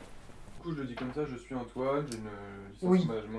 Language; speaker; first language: French; native; French